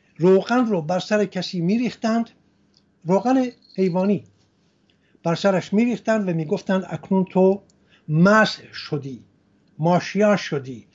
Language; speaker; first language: Persian; non-native, local second language; Assyrian Neo-Aramaic